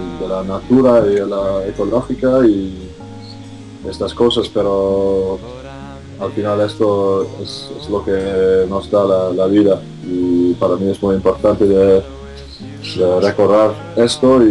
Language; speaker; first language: Spanish; non-native, fluent; English